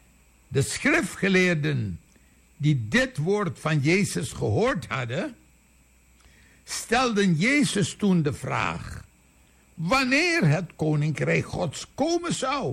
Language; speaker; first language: Dutch; native; Dutch